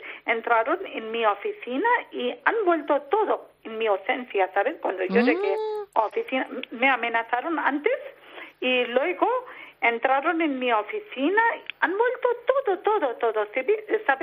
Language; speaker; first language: Spanish; non-native, learner; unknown